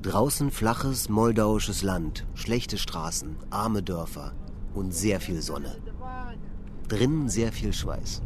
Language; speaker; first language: German; native; German